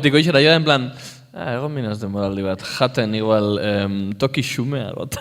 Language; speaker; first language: Basque; native; Basque